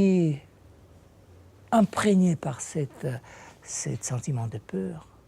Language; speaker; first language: French; non-native, fluent; Russian